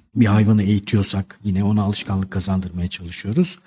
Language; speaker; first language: Turkish; native; Turkish